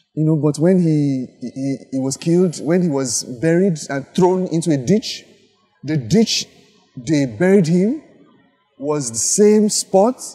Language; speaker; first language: English; non-native, local second language; Yoruba